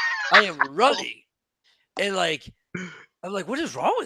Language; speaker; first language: English; non-native, fluent; French